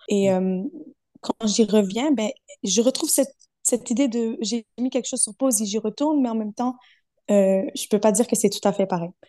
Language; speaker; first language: French; early bilingual, other home language; Arabic